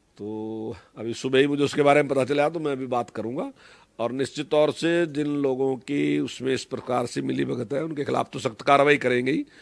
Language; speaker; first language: Hindi; native; Hindi